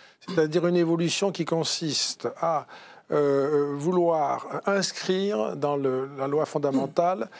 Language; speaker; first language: French; native; French